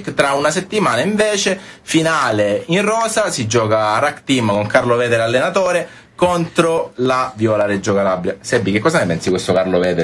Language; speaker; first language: Italian; native; Italian